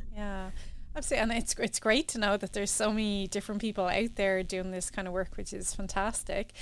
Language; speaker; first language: English; native; English